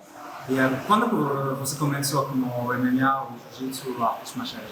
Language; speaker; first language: Portuguese; non-native, learner; French